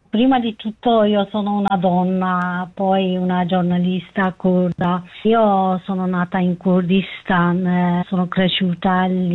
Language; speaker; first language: Italian; non-native, fluent; Kurdish